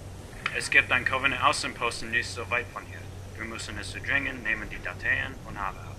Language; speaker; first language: German; non-native, learner; English